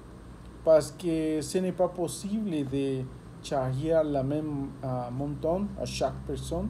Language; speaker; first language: French; non-native, learner; Spanish